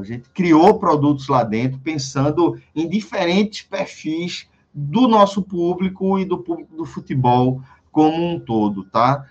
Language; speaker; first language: Portuguese; native; Portuguese